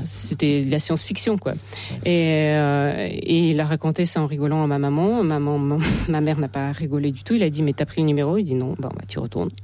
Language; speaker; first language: French; non-native, fluent; Russian